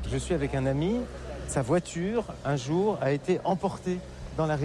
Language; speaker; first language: French; native; French